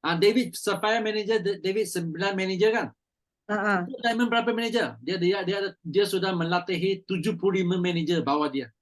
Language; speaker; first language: Malay; non-native, local second language; Chinese